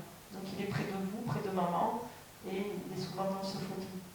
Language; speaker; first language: French; native; French